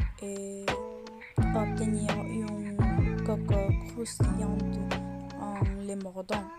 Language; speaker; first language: French; non-native, learner; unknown